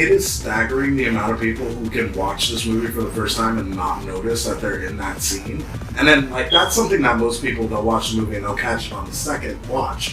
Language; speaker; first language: English; native; English